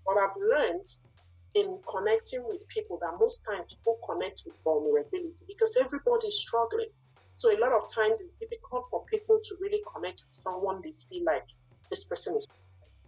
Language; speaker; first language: English; non-native, local second language; Igbo